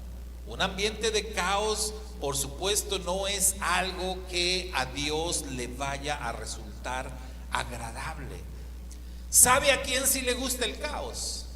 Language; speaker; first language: Spanish; native; Spanish